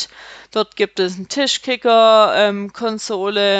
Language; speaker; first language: German; native; German